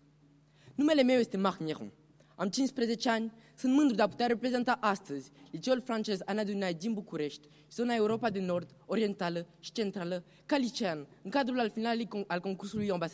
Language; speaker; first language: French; non-native, fluent; Romanian